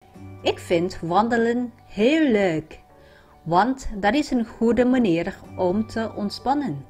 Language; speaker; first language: Dutch; non-native, learner; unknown